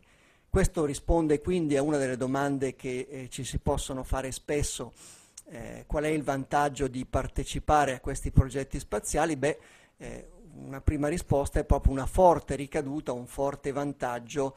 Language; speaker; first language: Italian; native; Italian